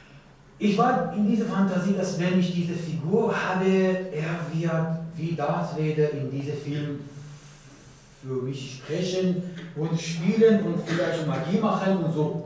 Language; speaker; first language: German; non-native, learner; Persian